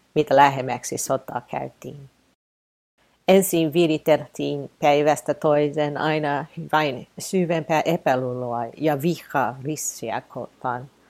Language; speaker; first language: Finnish; non-native, fluent; English